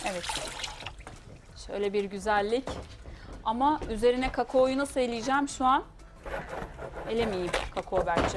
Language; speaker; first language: Turkish; native; Turkish